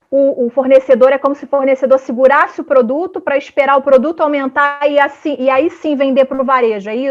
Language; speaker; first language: Portuguese; native; Portuguese